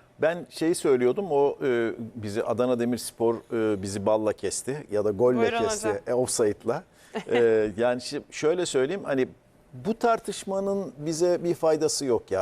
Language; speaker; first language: Turkish; native; Turkish